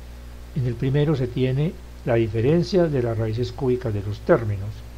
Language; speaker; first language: Spanish; native; Spanish